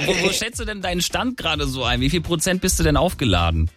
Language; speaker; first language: German; native; German